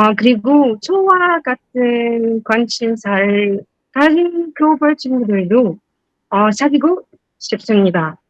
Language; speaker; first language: Korean; non-native, fluent; Arabic